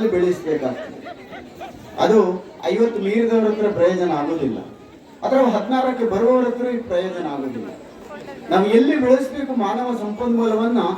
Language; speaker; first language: Kannada; native; Kannada